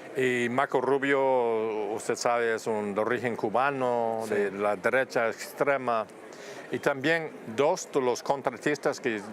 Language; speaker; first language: Spanish; non-native, fluent; English